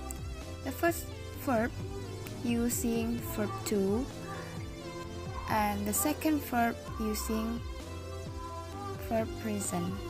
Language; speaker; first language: English; non-native, learner; Indonesian